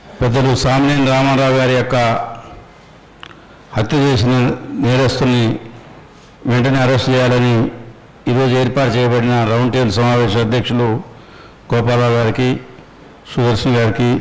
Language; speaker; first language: Telugu; native; Telugu